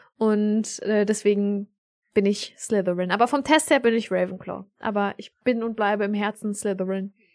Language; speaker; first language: German; early bilingual, other home language; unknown